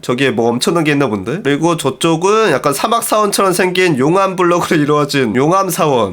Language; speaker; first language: Korean; native; Korean